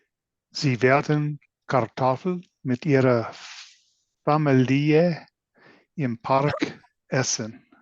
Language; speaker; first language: German; non-native, learner; English